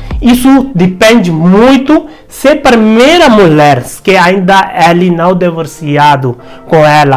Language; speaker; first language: Portuguese; non-native, learner; Hindi